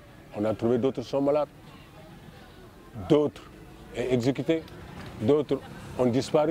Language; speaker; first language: French; non-native, local second language; Wolof